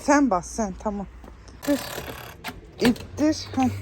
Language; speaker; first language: Turkish; early bilingual, heritage; Turkish